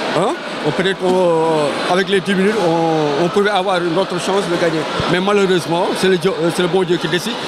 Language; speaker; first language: French; non-native, local second language; Wolof